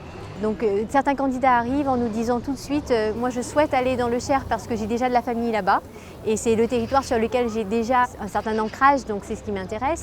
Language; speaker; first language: French; native; French